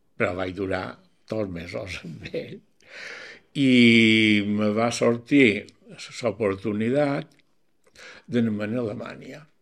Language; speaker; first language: Catalan; native; Catalan